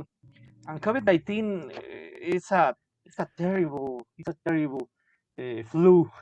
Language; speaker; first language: English; non-native, learner; Spanish